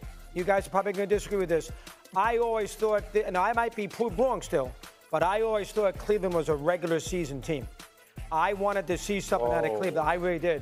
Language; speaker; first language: English; native; English